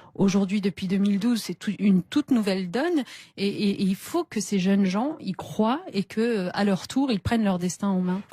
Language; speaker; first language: French; early bilingual, other home language; Riffian